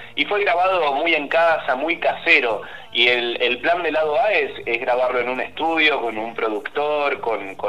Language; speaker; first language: Spanish; native; Spanish